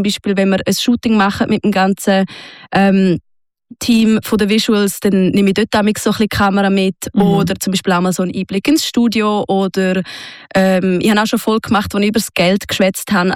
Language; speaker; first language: German; native; German